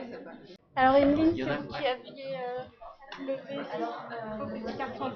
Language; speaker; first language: French; native; French